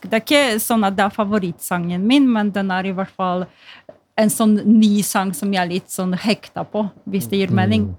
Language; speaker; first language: Norwegian; non-native, fluent; Polish